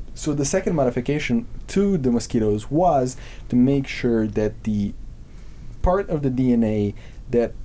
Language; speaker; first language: English; non-native, fluent; Serbian